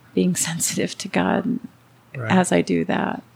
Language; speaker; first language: English; early bilingual, other home language; Spanish